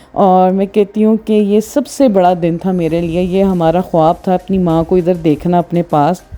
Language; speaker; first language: Urdu; non-native, local second language; Punjabi